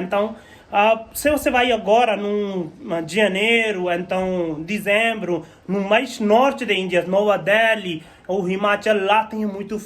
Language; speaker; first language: Portuguese; non-native, learner; Hindi